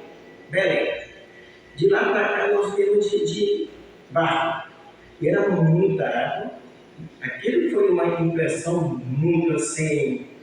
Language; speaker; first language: Portuguese; early bilingual, other home language; Japanese